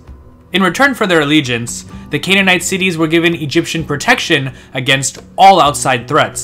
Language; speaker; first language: English; native; English